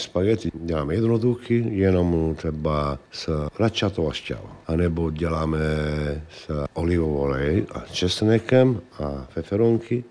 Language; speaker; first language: Czech; non-native, learner; Italian